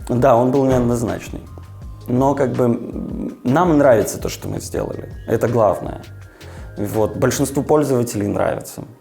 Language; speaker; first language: Russian; native; Russian